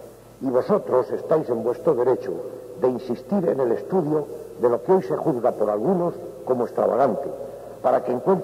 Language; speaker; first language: Spanish; native; Spanish